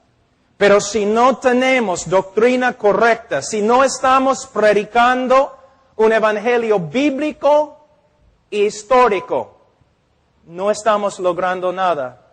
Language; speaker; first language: Spanish; non-native, fluent; English